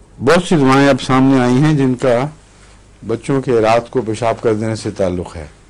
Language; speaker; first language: Urdu; native; Urdu